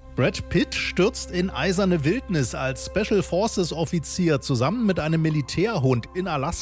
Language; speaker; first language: German; native; German